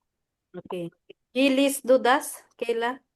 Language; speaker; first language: German; non-native, fluent; Filipino